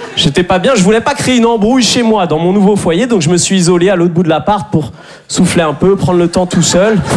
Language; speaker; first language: French; native; French